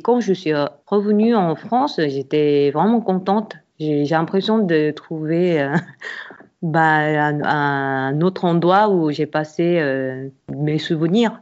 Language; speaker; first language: French; non-native, fluent; Korean